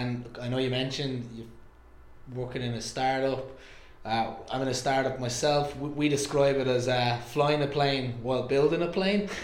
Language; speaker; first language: English; native; English